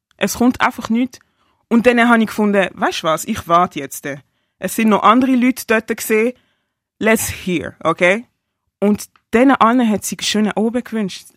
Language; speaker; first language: German; native; German